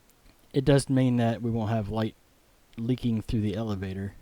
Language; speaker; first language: English; native; English